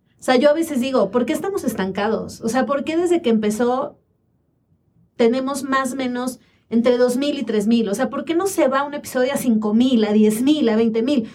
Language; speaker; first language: Spanish; native; Spanish